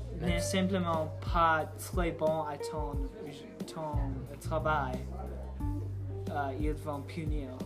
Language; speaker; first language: French; non-native, learner; English